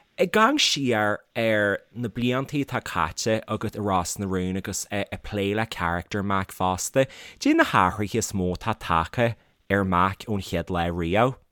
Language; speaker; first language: Irish; native; Irish